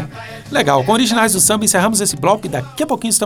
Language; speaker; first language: Portuguese; native; Portuguese